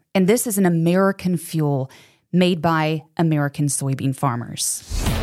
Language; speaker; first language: English; native; English